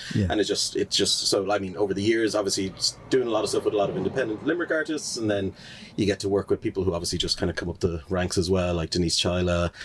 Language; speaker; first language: English; native; English